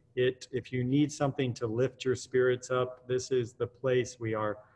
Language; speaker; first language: English; native; English